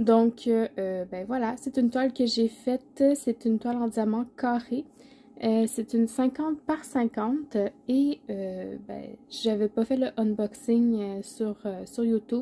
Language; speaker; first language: French; native; French